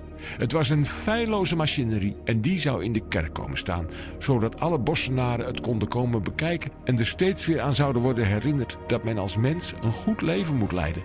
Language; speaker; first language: Dutch; native; Dutch